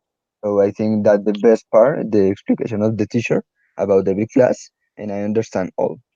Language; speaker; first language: English; non-native, learner; Spanish